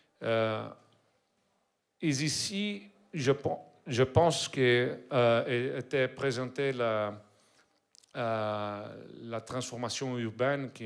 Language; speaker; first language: French; non-native, learner; Portuguese